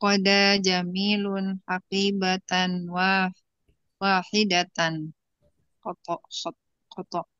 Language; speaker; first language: Arabic; non-native, learner; Indonesian